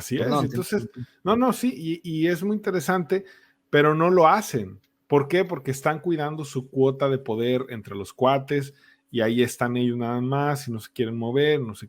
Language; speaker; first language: Spanish; native; Spanish